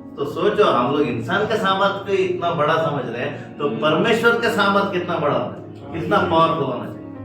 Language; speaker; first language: Hindi; non-native, local second language; Kannada